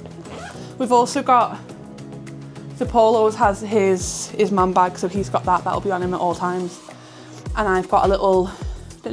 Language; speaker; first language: English; native; English